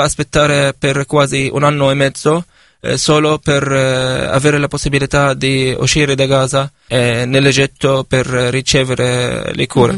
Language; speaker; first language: Italian; non-native, fluent; Arabic